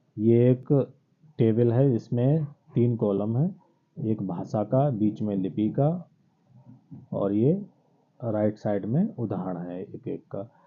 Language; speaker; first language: Hindi; native; Hindi